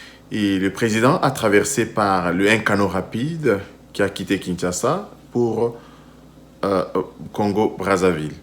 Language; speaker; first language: French; non-native, local second language; Lingala